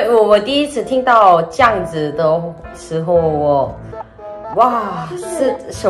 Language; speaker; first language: Chinese; non-native, learner; Korean